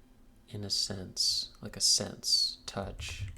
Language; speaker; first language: English; native; English